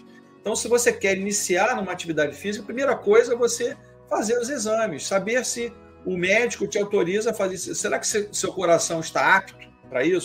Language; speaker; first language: Portuguese; native; Portuguese